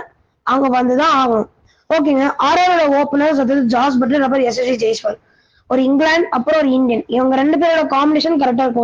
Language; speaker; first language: Tamil; native; Tamil